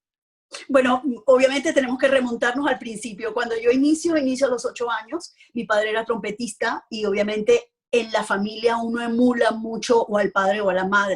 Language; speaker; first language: Spanish; native; Spanish